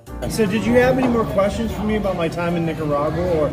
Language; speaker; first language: English; native; English